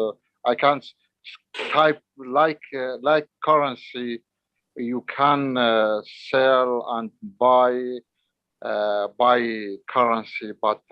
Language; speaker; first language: English; non-native, learner; Arabic